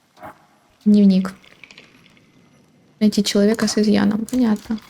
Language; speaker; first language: Russian; native; Russian